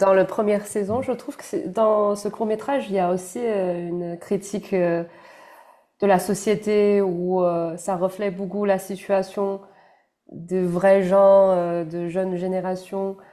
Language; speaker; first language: French; non-native, fluent; Chinese